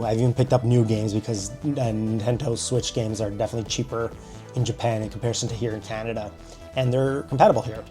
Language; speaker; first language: English; native; English